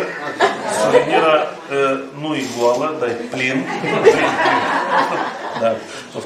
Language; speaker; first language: Romanian; non-native, learner; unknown